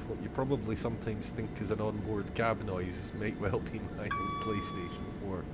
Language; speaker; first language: English; native; English